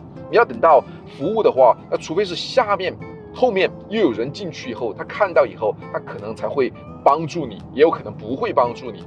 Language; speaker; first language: Chinese; native; Chinese